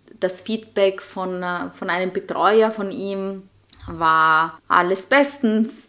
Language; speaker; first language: German; non-native, fluent; Italian